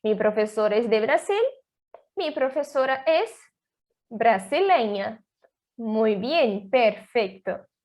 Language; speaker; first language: Spanish; non-native, learner; Portuguese